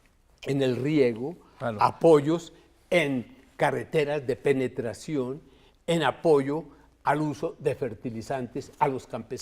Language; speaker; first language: Spanish; native; Spanish